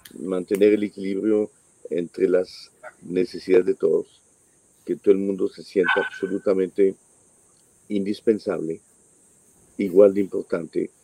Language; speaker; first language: Spanish; non-native, fluent; French